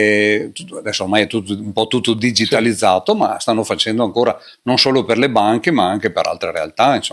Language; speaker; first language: Italian; native; Italian